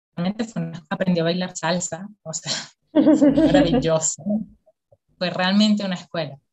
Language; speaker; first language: Spanish; native; Spanish